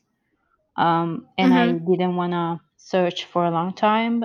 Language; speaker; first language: English; non-native, fluent; Italian